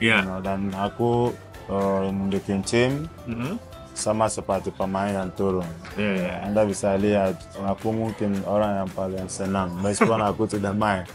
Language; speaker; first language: Indonesian; non-native, fluent; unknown